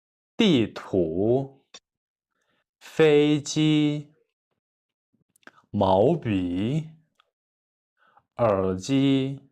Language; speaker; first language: Chinese; non-native, fluent; Kyrgyz